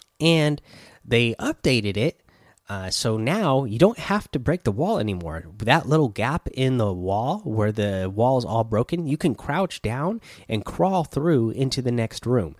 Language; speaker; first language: English; native; English